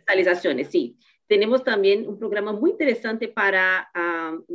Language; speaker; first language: Spanish; non-native, fluent; Portuguese